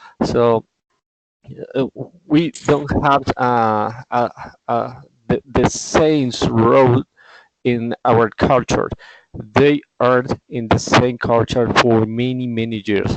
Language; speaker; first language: English; non-native, learner; Spanish